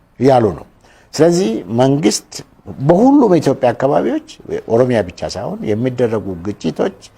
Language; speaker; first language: Amharic; non-native, local second language; Oromo